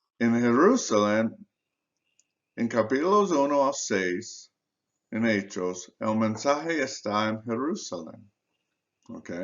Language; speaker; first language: Spanish; non-native, fluent; English